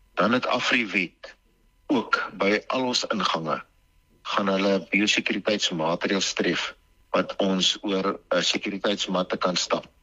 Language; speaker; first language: Afrikaans; native; Afrikaans